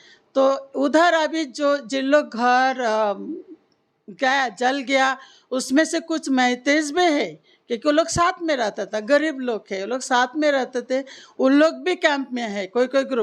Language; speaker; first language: Hindi; non-native, local second language; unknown